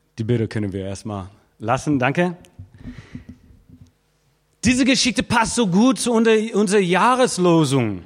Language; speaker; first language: German; non-native, fluent; English